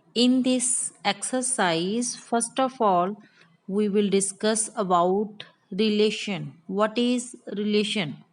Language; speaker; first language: English; non-native, local second language; Punjabi